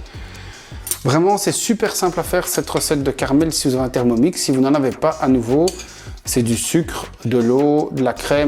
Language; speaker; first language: French; native; French